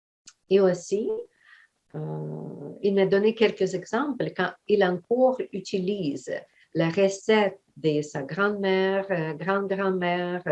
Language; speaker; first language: French; non-native, fluent; Ukrainian